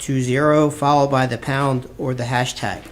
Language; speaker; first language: English; native; English